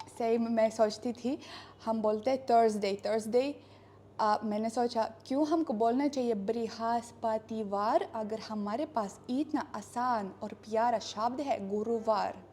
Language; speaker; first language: Hindi; non-native, fluent; Russian